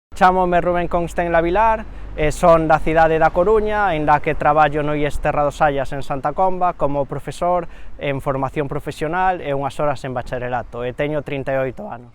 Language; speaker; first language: Galician; non-native, local second language; Spanish